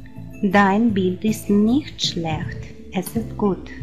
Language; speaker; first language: German; non-native, fluent; Ukrainian